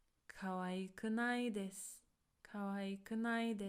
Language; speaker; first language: Japanese; non-native, fluent; English